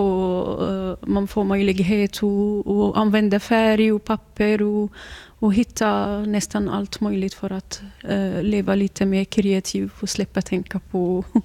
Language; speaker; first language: Swedish; non-native, learner; Arabic